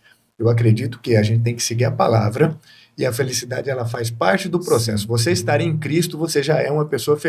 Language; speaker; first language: Portuguese; native; Portuguese